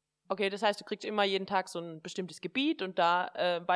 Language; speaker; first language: German; native; German